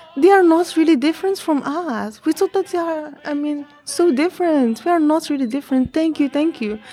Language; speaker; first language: English; non-native, fluent; Arabic